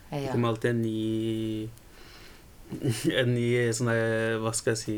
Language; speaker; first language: Norwegian; early bilingual, other home language; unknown